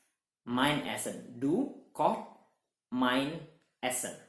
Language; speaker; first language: German; non-native, learner; Indonesian